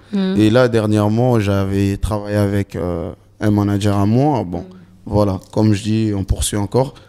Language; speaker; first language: French; non-native, local second language; Lingala